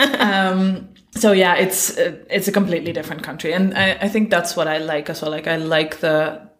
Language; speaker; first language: English; non-native, fluent; Dutch